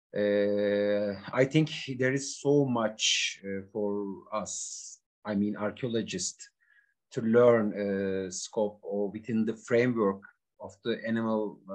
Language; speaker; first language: English; non-native, learner; Turkish